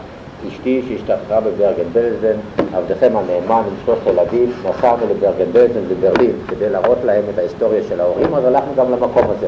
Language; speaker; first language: Hebrew; non-native, fluent; German